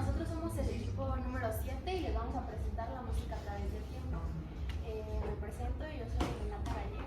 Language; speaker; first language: Spanish; native; Spanish